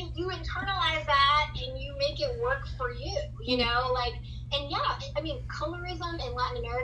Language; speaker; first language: English; early bilingual, other home language; Spanish